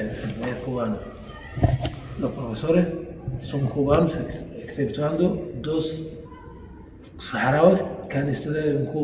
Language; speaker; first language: Spanish; non-native, local second language; Arabic